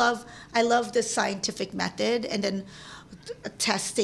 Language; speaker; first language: English; early bilingual, other home language; Filipino